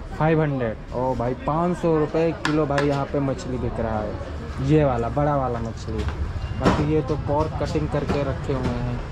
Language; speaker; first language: Hindi; native; Hindi